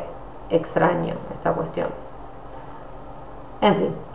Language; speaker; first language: Spanish; native; Spanish